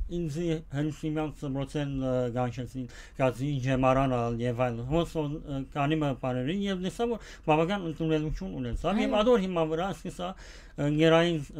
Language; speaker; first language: Armenian; early bilingual, heritage; Armenian